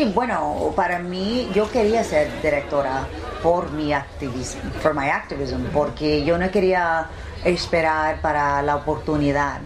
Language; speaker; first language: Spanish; early bilingual, heritage; English